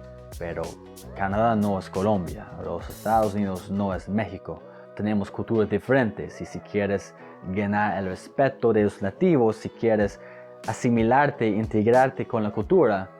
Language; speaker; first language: Spanish; non-native, fluent; English